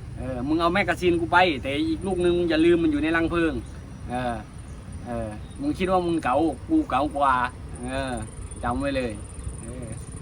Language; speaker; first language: Thai; native; Thai